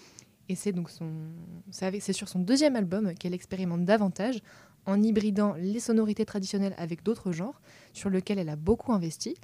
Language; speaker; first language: French; native; French